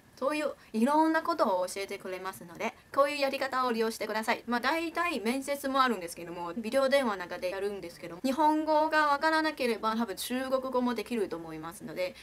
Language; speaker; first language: Japanese; non-native, fluent; Chinese